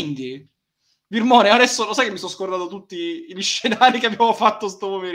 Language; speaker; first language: Italian; native; Italian